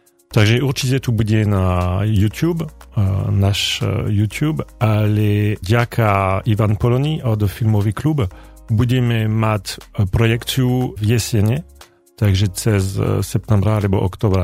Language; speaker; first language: Slovak; non-native, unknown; French